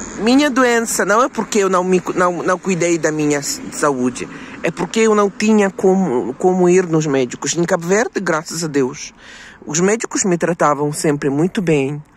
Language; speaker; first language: Portuguese; non-native, fluent; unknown